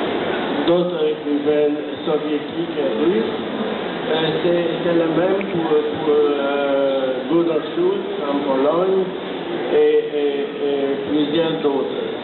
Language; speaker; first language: French; non-native, fluent; Romanian